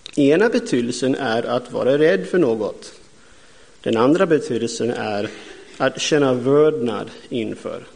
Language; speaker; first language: Swedish; non-native, fluent; English